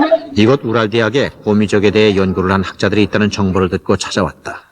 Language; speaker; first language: Korean; native; Korean